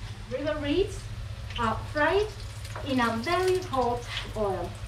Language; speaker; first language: English; non-native, learner; Italian